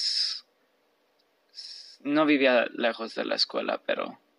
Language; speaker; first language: Spanish; early bilingual, heritage; Spanish